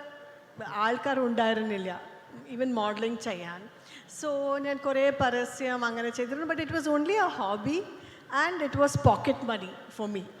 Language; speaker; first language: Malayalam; non-native, local second language; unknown